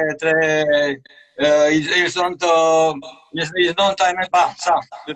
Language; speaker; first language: French; non-native, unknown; Romanian